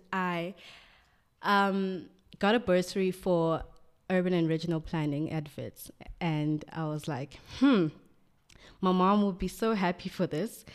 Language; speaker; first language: English; non-native, local second language; Zulu